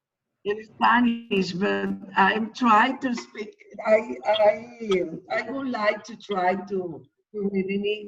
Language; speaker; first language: English; non-native, learner; Spanish